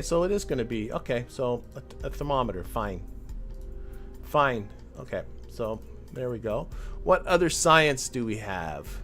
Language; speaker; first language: English; native; English